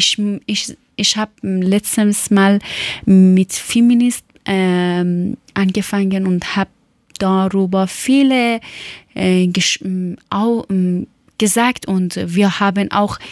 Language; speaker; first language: German; non-native, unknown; Persian